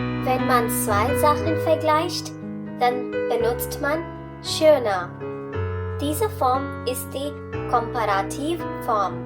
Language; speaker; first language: German; non-native, fluent; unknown